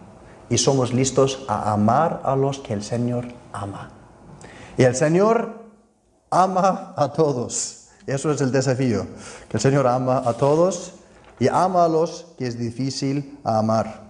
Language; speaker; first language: Spanish; non-native, fluent; Icelandic